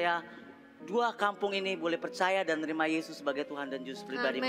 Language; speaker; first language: Indonesian; native; Indonesian